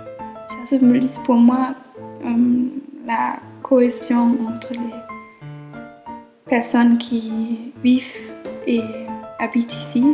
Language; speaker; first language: French; non-native, fluent; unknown